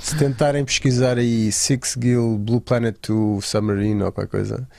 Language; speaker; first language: Portuguese; native; Portuguese